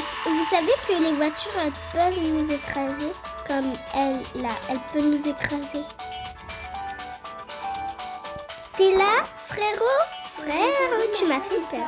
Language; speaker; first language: French; native; French